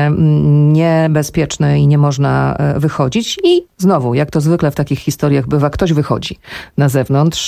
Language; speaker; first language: Polish; native; Polish